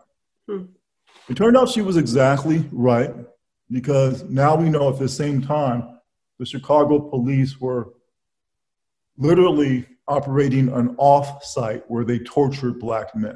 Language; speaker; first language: English; native; English